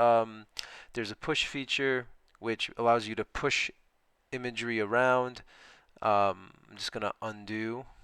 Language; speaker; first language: English; native; English